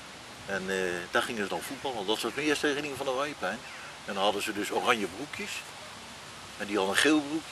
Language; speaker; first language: Dutch; native; Dutch